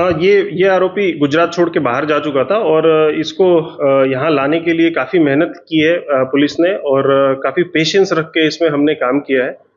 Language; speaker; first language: Hindi; non-native, local second language; Gujarati